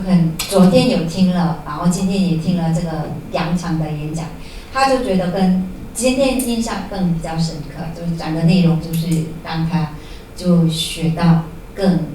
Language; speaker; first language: Chinese; native; Chinese